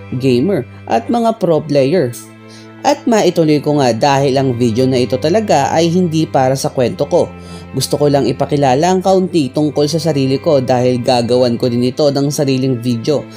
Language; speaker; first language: Filipino; native; Filipino